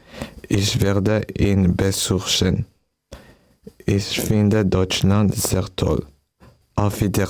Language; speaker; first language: German; non-native, learner; French